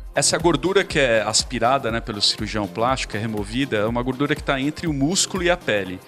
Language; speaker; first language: Portuguese; native; Portuguese